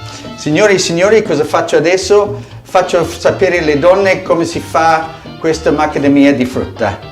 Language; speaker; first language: Italian; non-native, learner; English